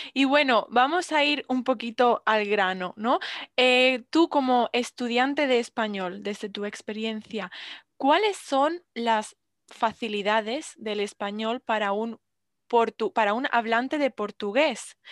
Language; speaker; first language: Spanish; native; Spanish